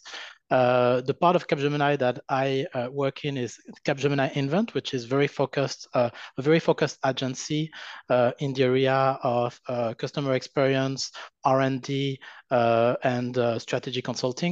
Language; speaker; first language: English; non-native, fluent; French